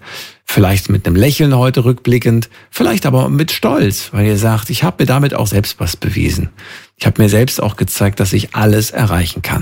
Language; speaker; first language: German; native; German